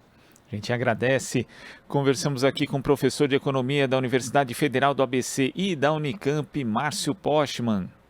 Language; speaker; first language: Portuguese; native; Portuguese